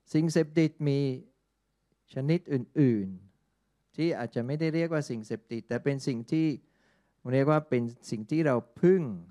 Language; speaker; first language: Thai; non-native, fluent; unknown